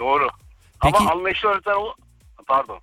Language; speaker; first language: Turkish; early bilingual, other home language; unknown